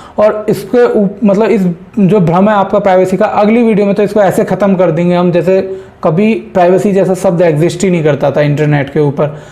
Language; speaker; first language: Hindi; native; Hindi